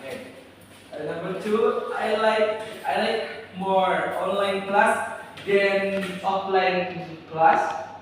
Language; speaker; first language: English; non-native, learner; Indonesian